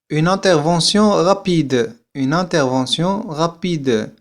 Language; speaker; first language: French; non-native, fluent; Arabic